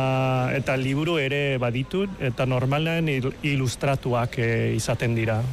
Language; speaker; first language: Basque; non-native, fluent; Cantonese